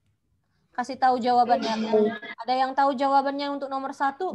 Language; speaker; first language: Indonesian; native; Indonesian